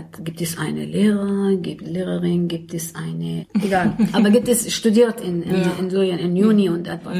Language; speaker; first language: German; non-native, learner; Arabic